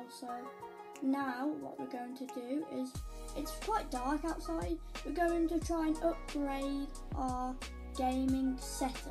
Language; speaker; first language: English; native; English